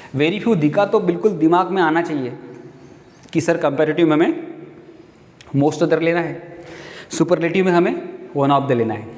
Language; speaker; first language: Hindi; non-native, local second language; Marathi